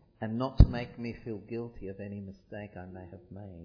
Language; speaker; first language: English; early bilingual, other home language; Italian